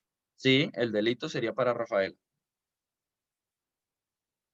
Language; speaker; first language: Spanish; native; Spanish